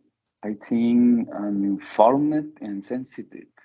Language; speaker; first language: English; non-native, learner; Spanish